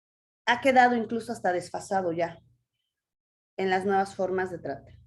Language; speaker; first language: Spanish; native; Spanish